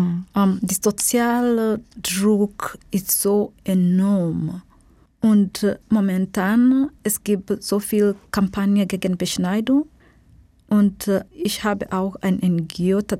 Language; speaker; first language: German; non-native, fluent; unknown